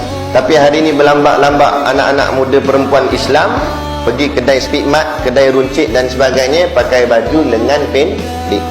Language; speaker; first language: Malay; native; Malay